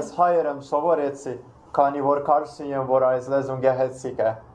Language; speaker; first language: Armenian; non-native, learner; Portuguese